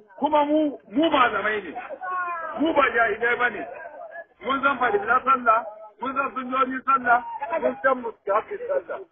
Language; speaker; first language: Hausa; non-native, local second language; Fula